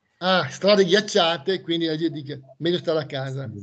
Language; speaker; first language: Italian; native; Italian